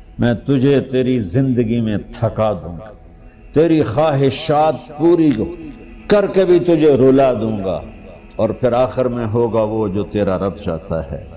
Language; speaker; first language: Urdu; non-native, local second language; Punjabi